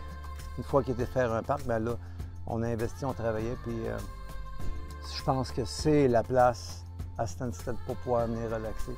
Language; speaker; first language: French; native; French